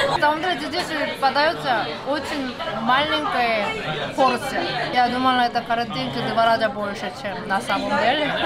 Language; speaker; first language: Russian; non-native, fluent; Korean